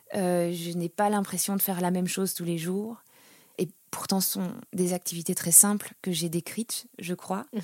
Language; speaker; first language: French; native; French